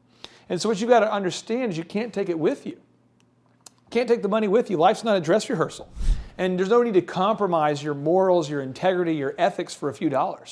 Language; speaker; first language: English; native; English